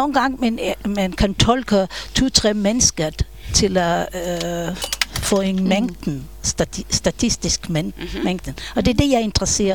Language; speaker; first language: Danish; non-native, fluent; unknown